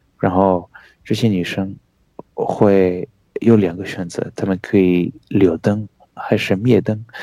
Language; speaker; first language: Chinese; non-native, fluent; French